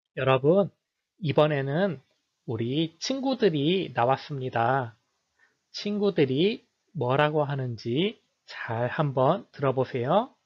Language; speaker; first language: Korean; native; Korean